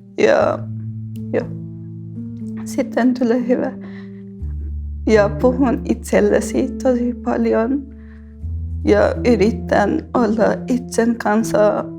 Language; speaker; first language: Finnish; non-native, fluent; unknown